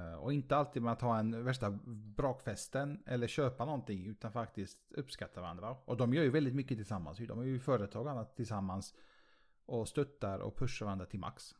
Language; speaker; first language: Swedish; native; Swedish